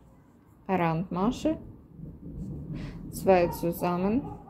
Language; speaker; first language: German; non-native, learner; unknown